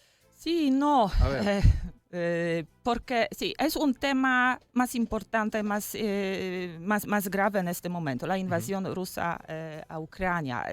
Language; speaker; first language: Spanish; non-native, fluent; Polish